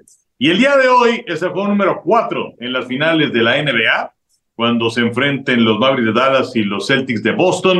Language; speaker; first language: Spanish; native; Spanish